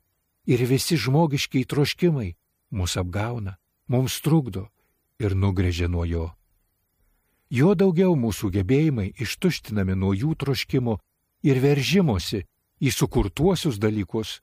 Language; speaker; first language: Lithuanian; native; Lithuanian